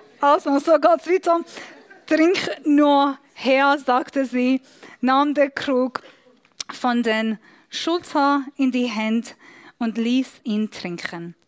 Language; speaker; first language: German; non-native, fluent; Persian